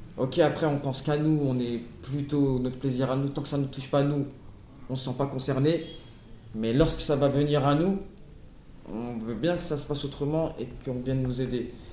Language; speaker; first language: French; native; French